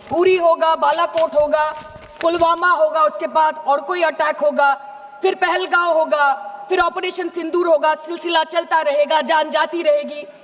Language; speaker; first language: Hindi; non-native, local second language; Bangla